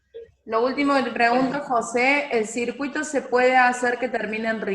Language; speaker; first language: Spanish; native; Spanish